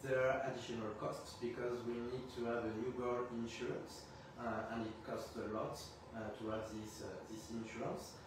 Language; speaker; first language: English; non-native, fluent; French